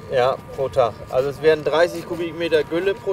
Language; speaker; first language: German; native; German